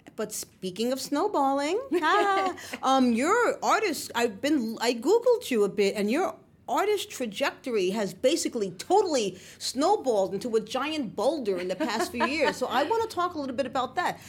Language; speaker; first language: English; native; English